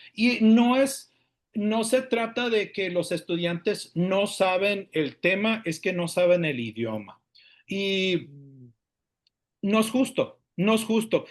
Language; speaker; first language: Spanish; early bilingual, heritage; Spanish